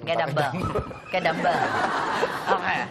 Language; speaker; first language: Indonesian; native; Indonesian